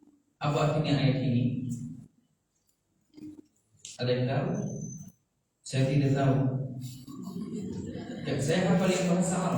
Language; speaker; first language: Indonesian; non-native, fluent; Arabic